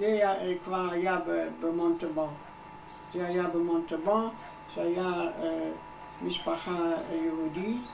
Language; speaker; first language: Hebrew; non-native, fluent; German